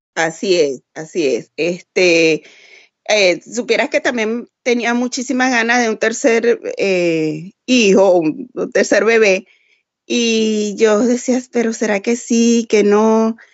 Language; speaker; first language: Spanish; native; Spanish